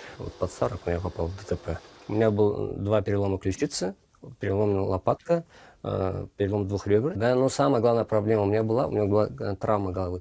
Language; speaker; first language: Russian; non-native, local second language; Karachay-Balkar